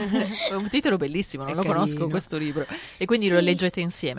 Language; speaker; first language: Italian; native; Italian